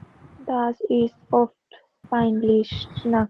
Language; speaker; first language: German; non-native, learner; Hindi